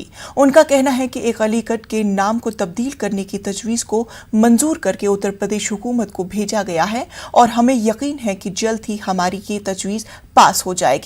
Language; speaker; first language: Hindi; native; Hindi